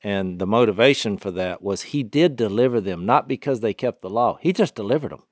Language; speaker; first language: English; native; English